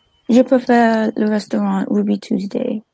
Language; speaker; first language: French; non-native, learner; English